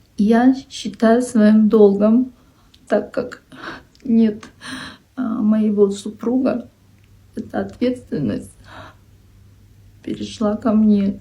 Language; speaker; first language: Russian; non-native, local second language; Kyrgyz